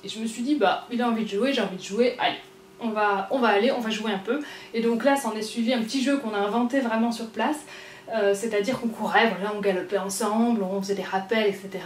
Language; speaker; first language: French; native; French